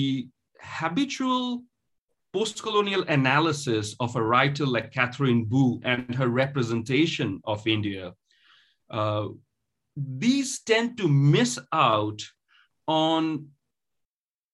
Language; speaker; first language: English; non-native, local second language; Bangla